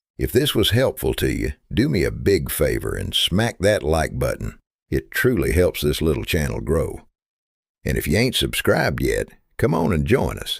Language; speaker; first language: English; native; English